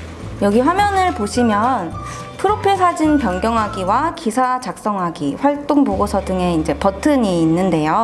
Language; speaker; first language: Korean; native; Korean